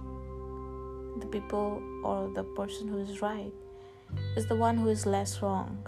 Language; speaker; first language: English; non-native, local second language; Gujarati